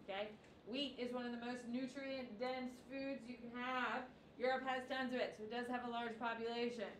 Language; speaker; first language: English; native; English